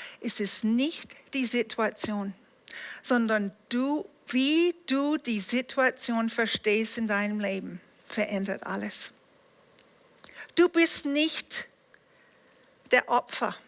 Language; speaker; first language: German; non-native, fluent; English